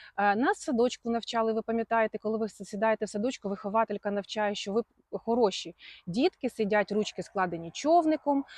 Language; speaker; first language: Ukrainian; non-native, local second language; Russian